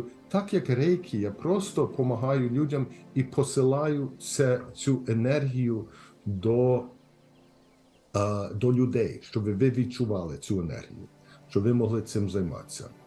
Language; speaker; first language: Ukrainian; early bilingual, heritage; Ukrainian